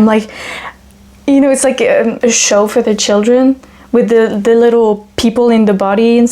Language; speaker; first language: English; non-native, fluent; French